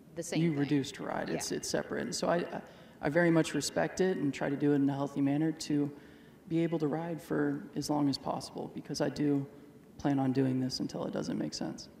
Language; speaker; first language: English; native; English